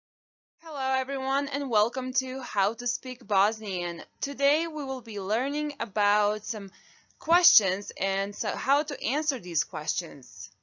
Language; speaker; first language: English; non-native, fluent; Bosnian